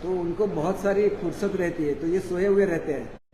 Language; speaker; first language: Hindi; non-native, local second language; Marathi